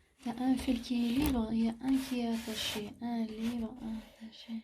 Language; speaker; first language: French; non-native, local second language; Arabic